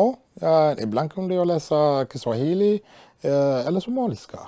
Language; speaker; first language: Swedish; non-native, fluent; Somali